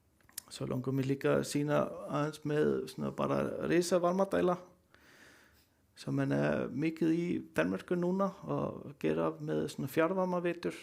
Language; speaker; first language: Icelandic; non-native, learner; Danish